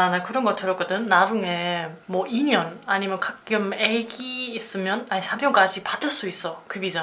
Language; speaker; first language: Korean; non-native, fluent; German